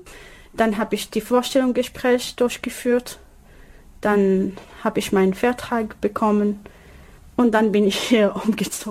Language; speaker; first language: German; non-native, learner; Arabic